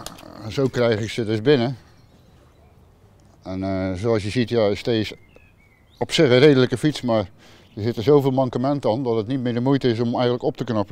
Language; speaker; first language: Dutch; native; Dutch